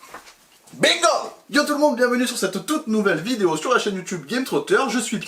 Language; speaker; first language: French; native; French